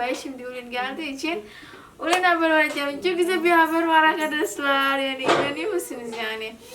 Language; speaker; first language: Turkish; non-native, learner; Indonesian